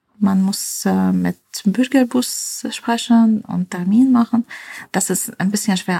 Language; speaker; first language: German; non-native, learner; Arabic